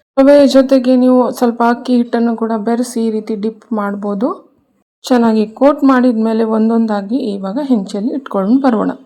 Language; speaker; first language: Kannada; non-native, local second language; Konkani